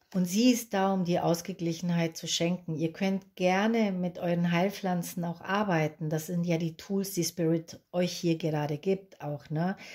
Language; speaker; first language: German; non-native, fluent; Spanish